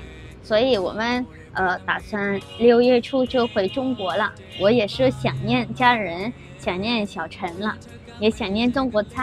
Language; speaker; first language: Chinese; non-native, fluent; Vietnamese